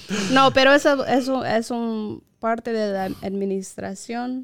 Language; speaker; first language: Spanish; non-native, fluent; English